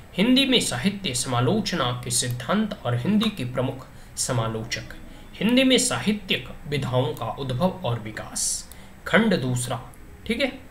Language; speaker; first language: Hindi; native; Hindi